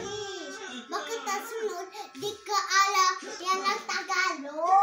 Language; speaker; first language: Filipino; non-native, learner; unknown